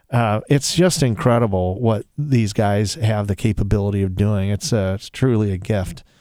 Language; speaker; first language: English; native; English